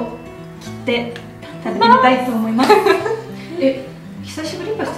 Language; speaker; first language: Japanese; non-native, fluent; Russian